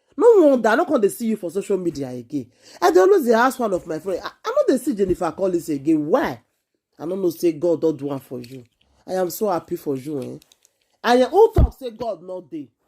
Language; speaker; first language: Nigerian Pidgin; native; Nigerian Pidgin